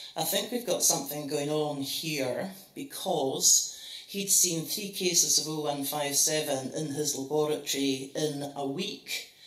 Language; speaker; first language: English; native; English